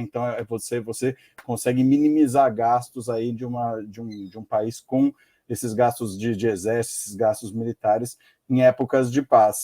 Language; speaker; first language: Portuguese; native; Portuguese